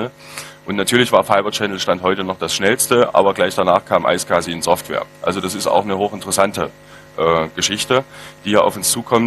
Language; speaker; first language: German; native; German